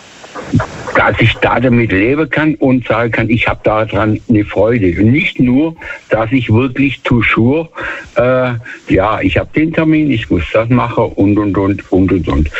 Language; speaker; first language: German; native; German